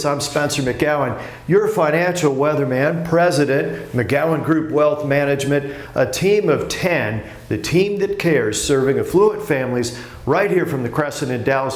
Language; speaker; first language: English; native; English